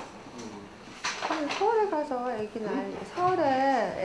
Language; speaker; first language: Korean; non-native, fluent; Japanese